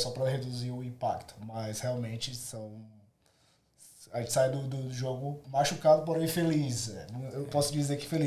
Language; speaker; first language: Portuguese; native; Portuguese